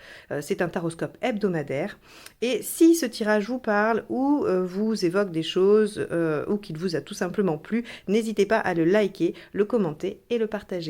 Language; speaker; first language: French; native; French